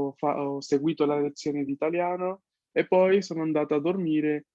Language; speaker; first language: Italian; non-native, fluent; Spanish